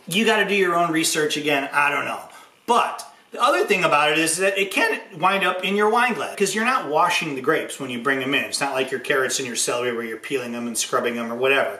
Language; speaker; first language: English; native; English